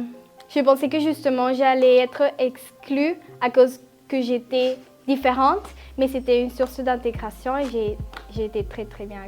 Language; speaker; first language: French; non-native, fluent; Spanish